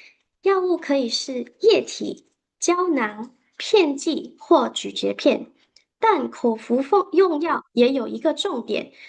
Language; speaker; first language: Chinese; native; Chinese